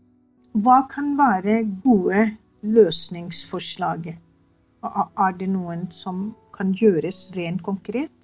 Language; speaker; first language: Norwegian; non-native, fluent; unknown